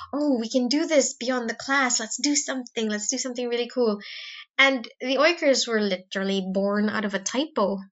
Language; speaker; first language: English; non-native, local second language; Cebuano